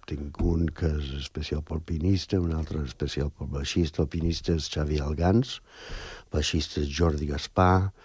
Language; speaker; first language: Catalan; non-native, fluent; English